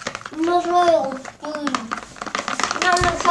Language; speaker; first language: Spanish; native; Spanish